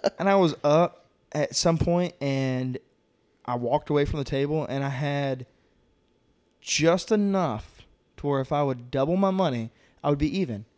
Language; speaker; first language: English; native; English